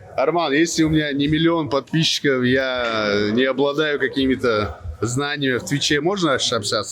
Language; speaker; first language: Russian; non-native, local second language; Chechen